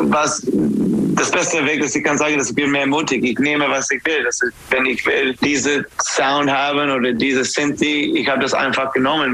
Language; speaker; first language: German; non-native, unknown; English